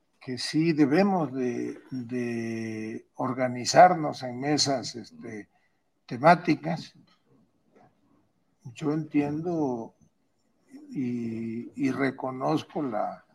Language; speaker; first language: Spanish; native; Spanish